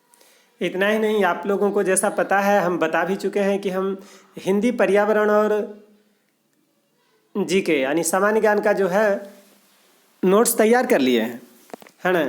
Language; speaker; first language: Hindi; non-native, local second language; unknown